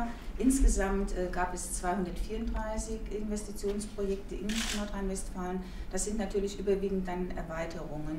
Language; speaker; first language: German; native; German